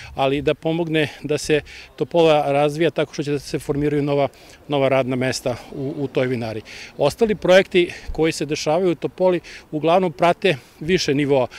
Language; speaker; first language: Serbian; native; Serbian